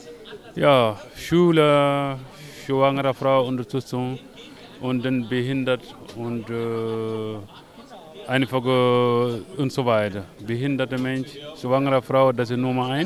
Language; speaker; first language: German; non-native, learner; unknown